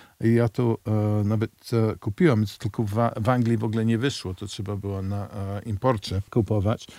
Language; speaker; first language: Polish; non-native, fluent; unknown